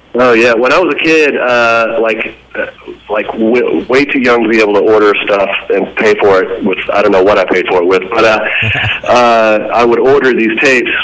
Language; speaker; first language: English; native; English